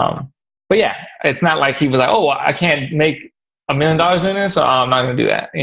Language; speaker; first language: English; native; English